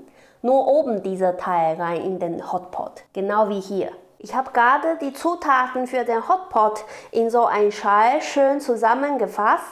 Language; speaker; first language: German; non-native, learner; Chinese